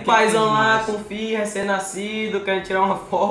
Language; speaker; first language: Portuguese; native; Portuguese